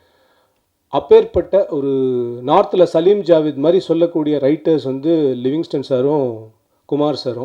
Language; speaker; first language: Tamil; native; Tamil